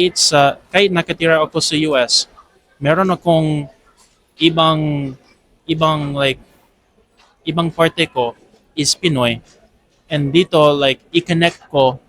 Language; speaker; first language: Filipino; non-native, fluent; English